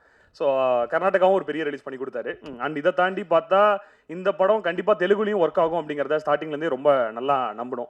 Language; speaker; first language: Tamil; native; Tamil